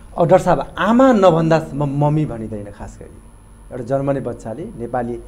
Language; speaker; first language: Nepali; native; Nepali